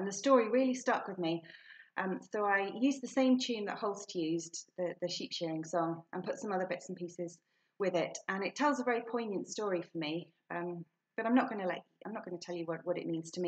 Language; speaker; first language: English; native; English